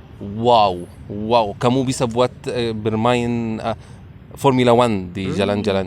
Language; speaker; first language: Indonesian; non-native, learner; Arabic